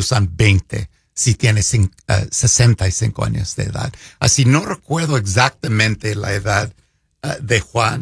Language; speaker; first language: Spanish; non-native, fluent; English